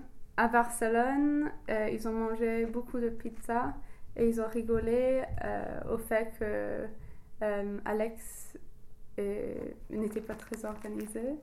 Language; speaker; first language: French; non-native, learner; English